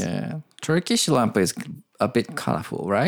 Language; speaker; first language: English; non-native, learner; Japanese